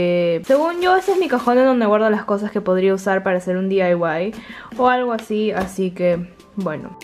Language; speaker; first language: Spanish; native; Spanish